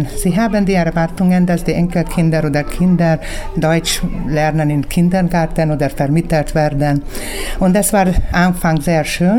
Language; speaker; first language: German; early bilingual, heritage; German